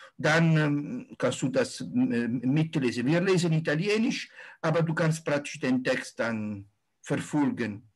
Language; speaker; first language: German; non-native, fluent; Italian